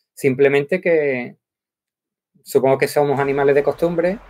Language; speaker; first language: Spanish; native; Spanish